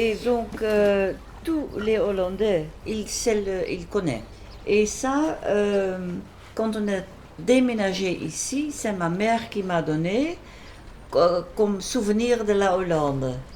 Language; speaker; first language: French; non-native, fluent; Dutch